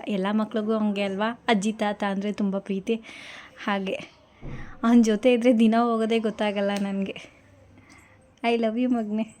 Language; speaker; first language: Kannada; native; Kannada